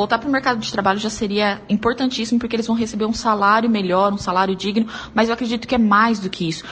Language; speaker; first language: Portuguese; native; Portuguese